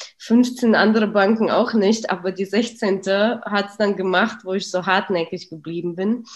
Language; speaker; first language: German; early bilingual, other home language; Russian